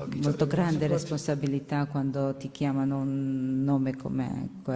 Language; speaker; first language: Italian; non-native, learner; Georgian